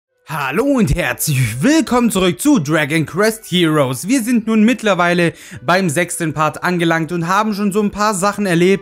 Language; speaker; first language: German; native; German